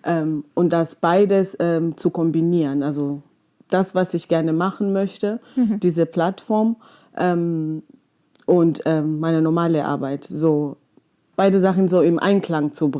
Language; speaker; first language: German; early bilingual, other home language; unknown